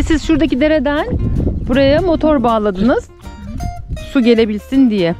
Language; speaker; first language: Turkish; native; Turkish